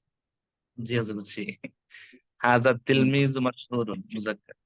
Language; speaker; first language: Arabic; non-native, learner; Bangla